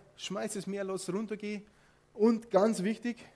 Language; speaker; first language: German; native; German